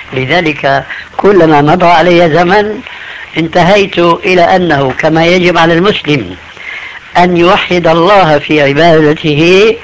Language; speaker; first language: Arabic; early bilingual, other home language; Albanian